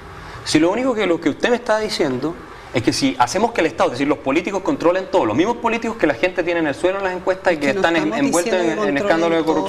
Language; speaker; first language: Spanish; native; Spanish